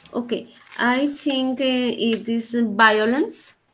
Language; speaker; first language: English; non-native, learner; Spanish